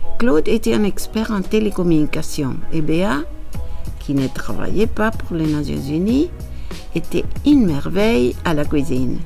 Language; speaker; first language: French; non-native, fluent; Spanish